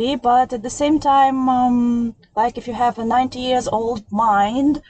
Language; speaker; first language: English; non-native, fluent; Russian